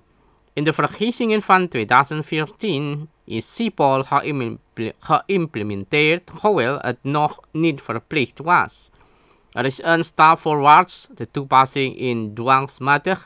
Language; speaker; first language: Dutch; non-native, learner; Indonesian